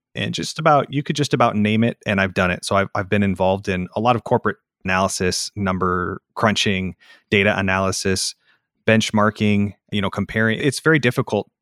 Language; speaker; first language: English; native; English